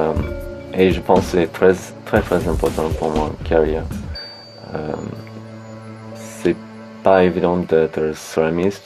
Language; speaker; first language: French; non-native, fluent; English